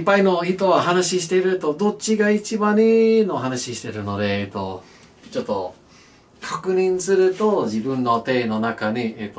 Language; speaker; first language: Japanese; non-native, learner; English